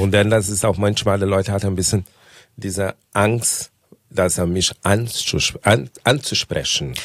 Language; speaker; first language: German; non-native, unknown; Portuguese